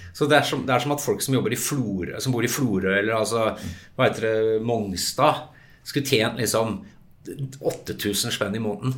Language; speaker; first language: Norwegian; early bilingual, other home language; English